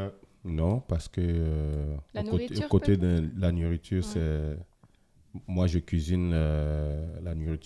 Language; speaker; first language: French; non-native, fluent; Ewe